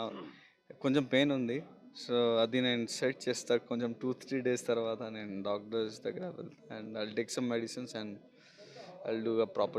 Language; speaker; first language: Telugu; non-native, local second language; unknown